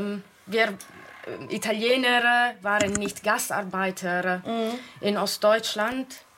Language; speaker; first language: German; non-native, fluent; Italian